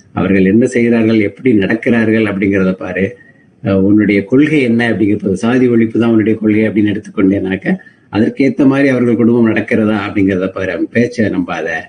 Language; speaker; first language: Tamil; native; Tamil